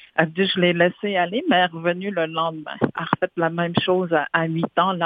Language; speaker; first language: French; non-native, local second language; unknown